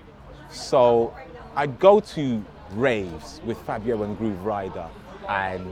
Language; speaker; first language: English; native; English